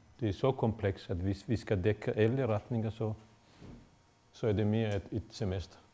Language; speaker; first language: Danish; non-native, fluent; Bosnian